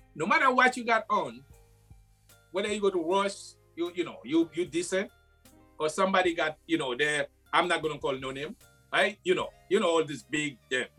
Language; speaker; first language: English; non-native, fluent; Haitian Creole